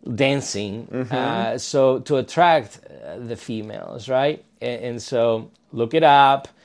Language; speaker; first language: English; non-native, fluent; Spanish